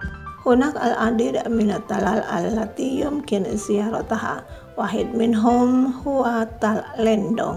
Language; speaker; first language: Arabic; non-native, fluent; Indonesian